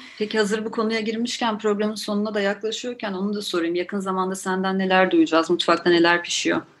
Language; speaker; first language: Turkish; native; Turkish